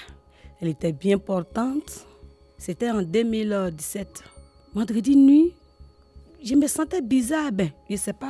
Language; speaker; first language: French; non-native, fluent; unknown